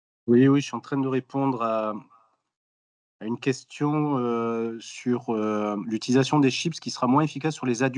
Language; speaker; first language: French; non-native, learner; Italian